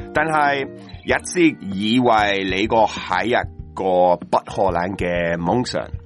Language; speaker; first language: Cantonese; non-native, learner; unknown